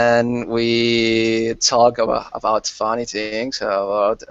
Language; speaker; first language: English; non-native, learner; Spanish